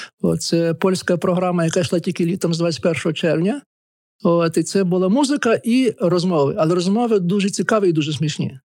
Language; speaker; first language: Ukrainian; native; Ukrainian